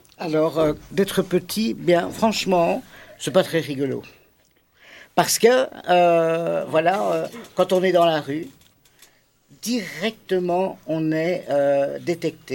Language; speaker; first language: French; native; French